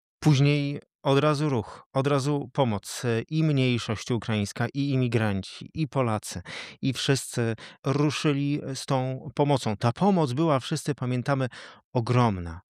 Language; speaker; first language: Polish; native; Polish